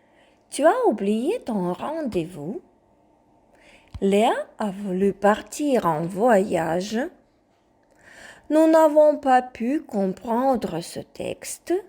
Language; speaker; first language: French; non-native, fluent; Ukrainian